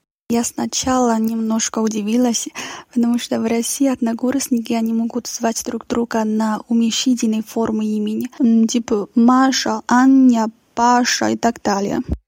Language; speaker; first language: Russian; non-native, fluent; Chinese